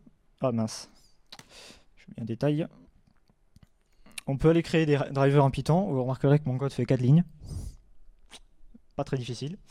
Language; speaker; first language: French; native; French